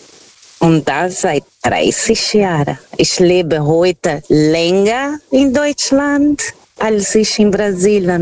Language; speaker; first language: German; non-native, fluent; Portuguese